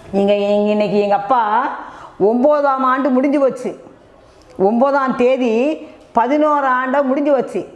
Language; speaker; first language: Tamil; native; Tamil